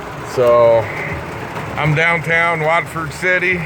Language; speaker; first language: English; native; English